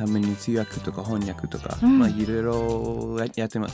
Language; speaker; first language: Japanese; non-native, fluent; English